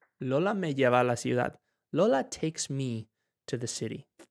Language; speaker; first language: Spanish; non-native, fluent; English